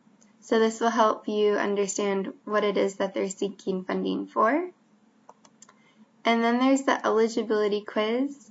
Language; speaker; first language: English; native; English